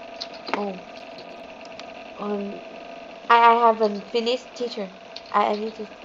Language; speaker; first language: English; non-native, learner; Vietnamese